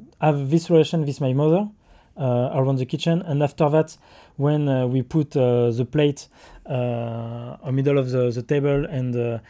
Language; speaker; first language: English; non-native, learner; French